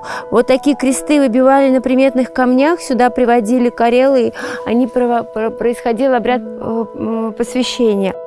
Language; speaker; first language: Russian; native; Russian